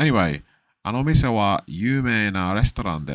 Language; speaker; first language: Japanese; non-native, learner; English